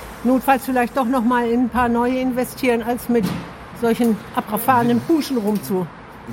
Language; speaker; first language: German; native; German